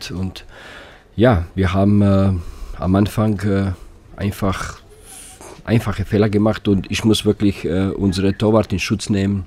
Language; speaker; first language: German; non-native, fluent; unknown